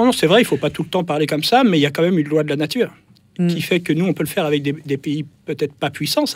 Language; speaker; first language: French; native; French